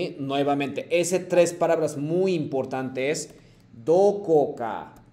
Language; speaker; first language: Spanish; non-native, fluent; Japanese